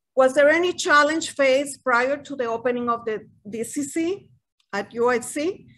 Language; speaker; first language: English; non-native, fluent; Spanish